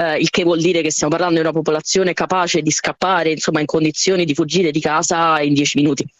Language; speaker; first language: Italian; native; Italian